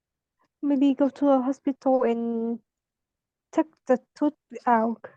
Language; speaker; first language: English; non-native, learner; Vietnamese